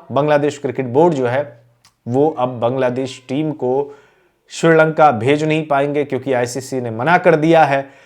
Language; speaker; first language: Hindi; native; Hindi